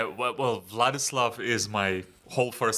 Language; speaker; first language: English; non-native, fluent; Macedonian